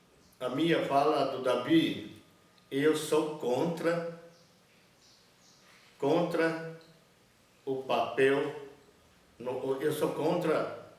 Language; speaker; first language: Portuguese; non-native, local second language; Yanomámi